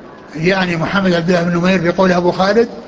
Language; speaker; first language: Arabic; native; Arabic